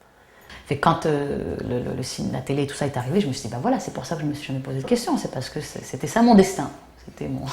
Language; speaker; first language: French; early bilingual, other home language; Arabic